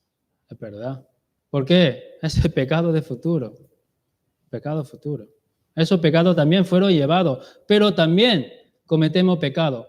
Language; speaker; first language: Spanish; non-native, learner; Chinese